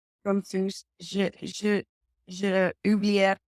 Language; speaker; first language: French; non-native, learner; English